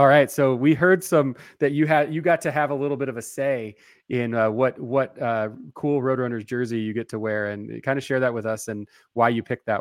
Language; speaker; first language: English; native; English